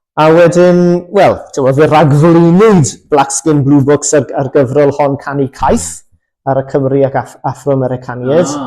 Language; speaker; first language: Welsh; native; Welsh